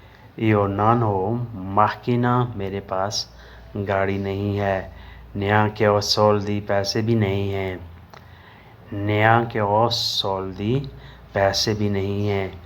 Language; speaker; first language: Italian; non-native, learner; Urdu